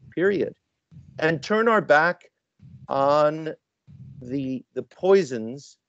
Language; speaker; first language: English; native; English